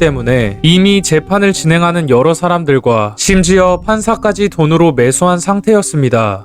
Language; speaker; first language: Korean; native; Korean